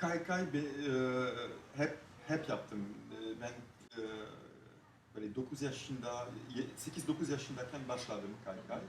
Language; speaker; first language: Turkish; non-native, fluent; French